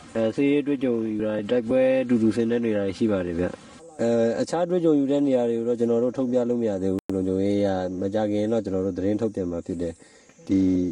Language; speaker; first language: Burmese; native; Burmese